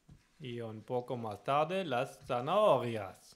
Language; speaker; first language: Spanish; non-native, learner; German